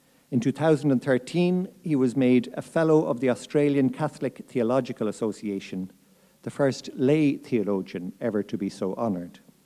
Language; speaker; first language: English; native; English